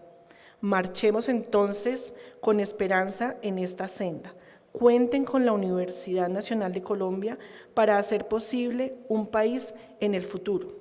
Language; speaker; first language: Spanish; native; Spanish